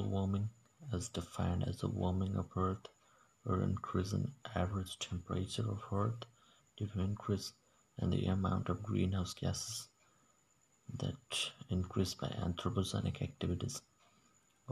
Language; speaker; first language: English; non-native, local second language; Odia